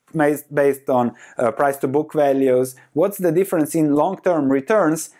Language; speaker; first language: English; non-native, fluent; Croatian